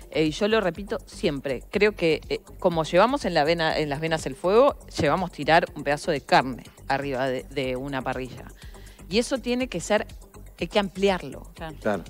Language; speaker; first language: Spanish; native; Spanish